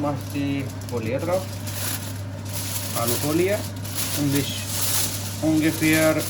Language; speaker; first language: German; non-native, learner; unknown